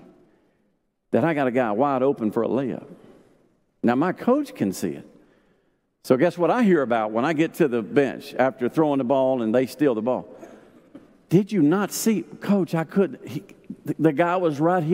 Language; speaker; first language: English; native; English